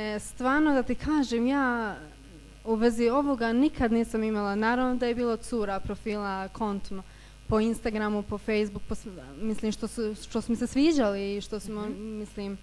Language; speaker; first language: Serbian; early bilingual, heritage; Bosnian